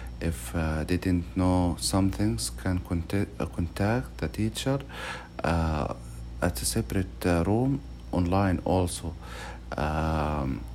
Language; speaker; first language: English; non-native, learner; Arabic